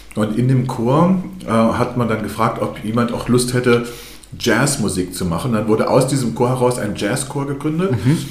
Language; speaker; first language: German; early bilingual, other home language; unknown